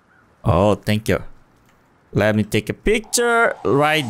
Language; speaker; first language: English; non-native, learner; Portuguese